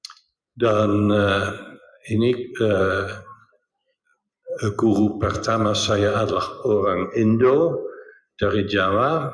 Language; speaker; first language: Indonesian; non-native, fluent; Dutch